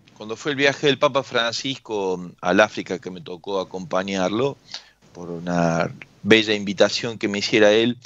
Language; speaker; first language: Spanish; native; Spanish